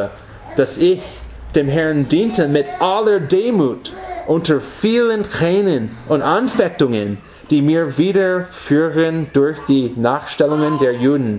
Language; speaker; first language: German; non-native, fluent; English